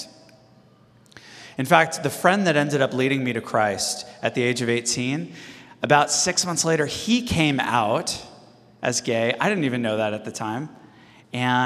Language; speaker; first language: English; native; English